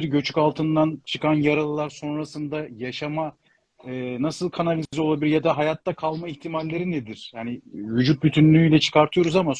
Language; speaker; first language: Turkish; native; Turkish